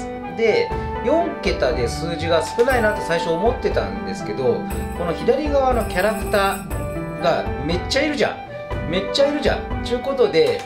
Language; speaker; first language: Japanese; native; Japanese